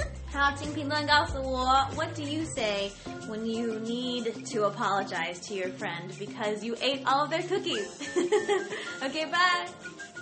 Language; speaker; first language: English; native; English